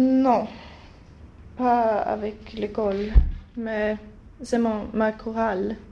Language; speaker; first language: French; non-native, learner; Swedish